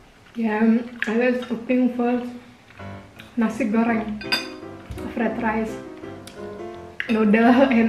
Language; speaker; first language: English; non-native, learner; Indonesian